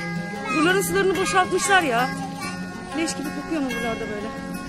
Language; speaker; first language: Turkish; native; Turkish